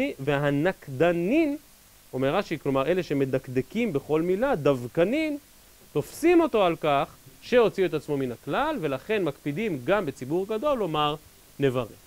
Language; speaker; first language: Hebrew; native; Hebrew